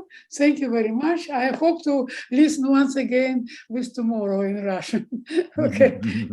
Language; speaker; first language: English; non-native, fluent; Russian